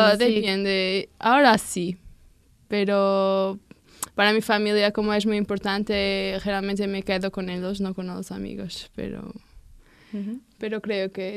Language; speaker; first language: Spanish; non-native, learner; Portuguese